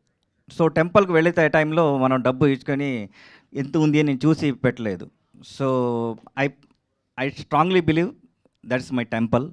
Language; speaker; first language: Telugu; non-native, learner; Kannada